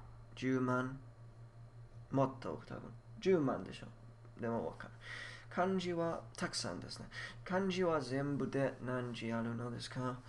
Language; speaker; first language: Japanese; non-native, learner; English